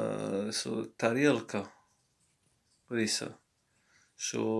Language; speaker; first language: Russian; non-native, learner; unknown